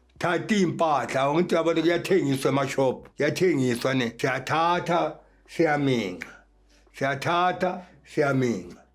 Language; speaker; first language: Zulu; native; Zulu